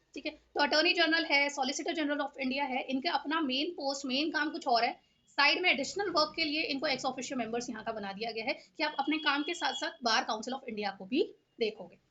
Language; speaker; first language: Hindi; native; Hindi